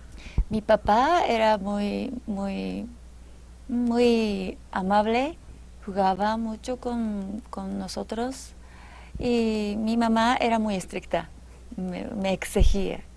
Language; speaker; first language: Spanish; non-native, fluent; Japanese